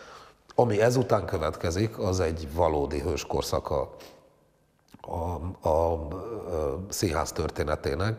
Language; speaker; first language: Hungarian; native; Hungarian